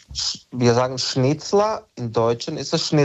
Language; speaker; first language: German; non-native, local second language; Bosnian